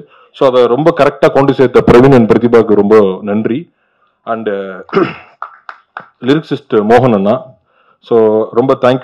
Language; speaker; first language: Tamil; native; Tamil